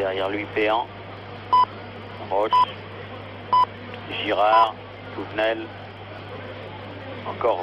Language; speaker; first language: French; native; French